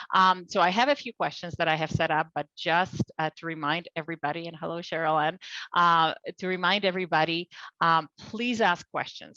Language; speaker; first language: English; non-native, fluent; Polish